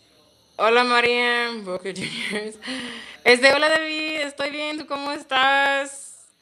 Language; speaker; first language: Spanish; non-native, learner; English